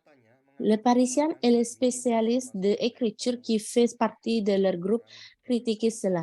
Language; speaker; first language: French; non-native, learner; Indonesian